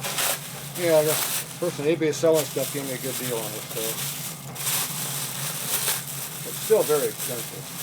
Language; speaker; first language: English; native; English